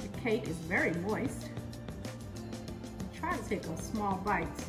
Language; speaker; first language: English; native; English